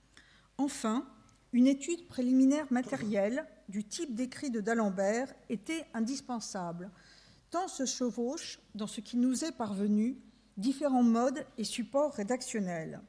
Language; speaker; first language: French; native; French